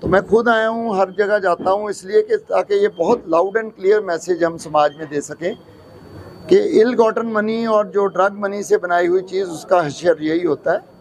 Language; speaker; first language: Hindi; non-native, local second language; Punjabi